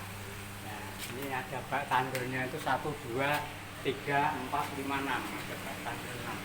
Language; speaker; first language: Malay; non-native, local second language; Javanese